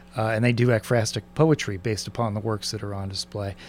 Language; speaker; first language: English; native; English